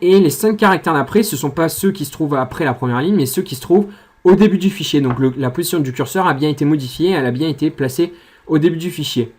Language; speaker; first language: French; native; French